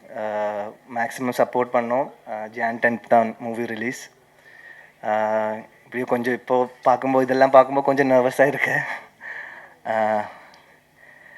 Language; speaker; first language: Tamil; non-native, learner; Malayalam